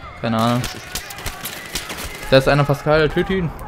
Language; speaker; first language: German; native; German